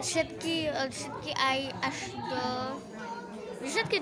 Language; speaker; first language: Slovak; early bilingual, heritage; Slovak